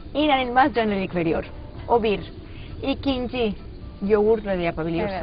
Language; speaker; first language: Turkish; non-native, learner; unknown